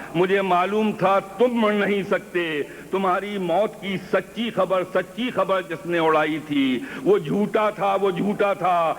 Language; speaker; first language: Urdu; native; Urdu